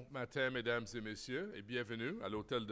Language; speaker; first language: French; non-native, local second language; English